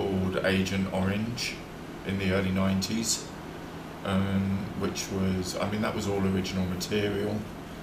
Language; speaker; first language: English; native; English